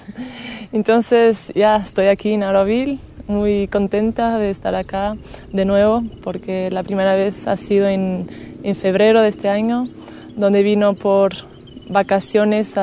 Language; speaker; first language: Spanish; non-native, fluent; Portuguese